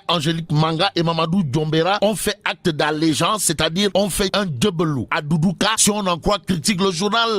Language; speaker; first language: French; non-native, local second language; Wolof